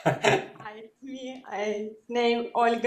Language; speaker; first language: English; non-native, learner; Belarusian